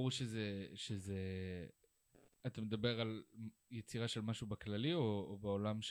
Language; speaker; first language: Hebrew; native; Hebrew